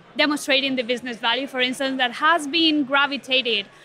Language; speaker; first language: English; non-native, fluent; Spanish